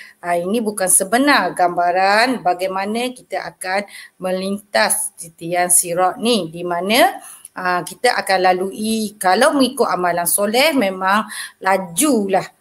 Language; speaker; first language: Malay; native; Malay